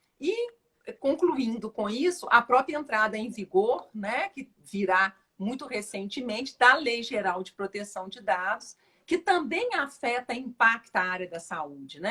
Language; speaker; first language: Portuguese; native; Portuguese